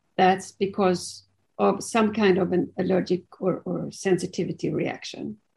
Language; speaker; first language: English; non-native, fluent; Swedish